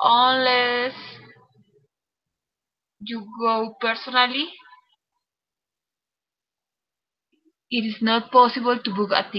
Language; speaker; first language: English; non-native, learner; Spanish